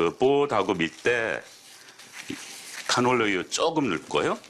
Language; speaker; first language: Korean; non-native, learner; English